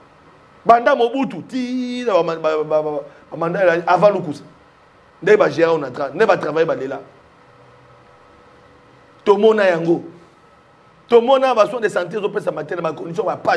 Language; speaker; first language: French; non-native, local second language; Lingala